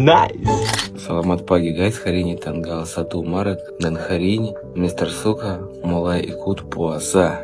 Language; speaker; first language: Indonesian; non-native, learner; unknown